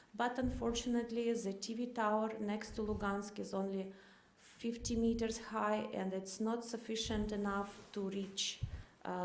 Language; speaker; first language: English; non-native, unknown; Ukrainian